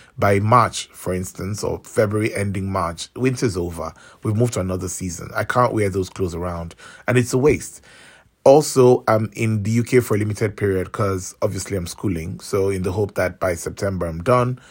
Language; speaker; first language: English; non-native, local second language; Yoruba